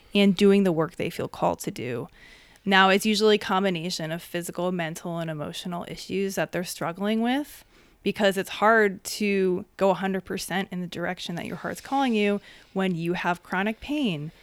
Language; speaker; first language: English; native; English